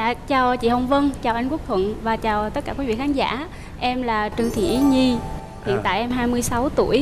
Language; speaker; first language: Vietnamese; native; Vietnamese